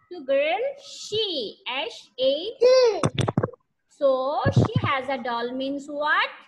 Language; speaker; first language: English; non-native, learner; Bangla